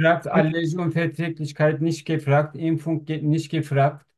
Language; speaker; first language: German; non-native, learner; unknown